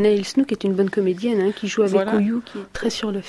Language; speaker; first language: French; native; French